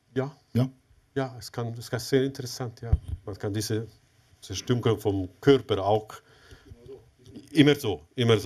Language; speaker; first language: German; non-native, fluent; Italian